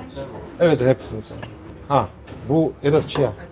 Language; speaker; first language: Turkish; non-native, fluent; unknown